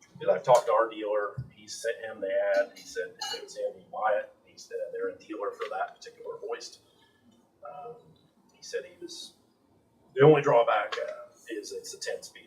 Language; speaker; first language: English; native; English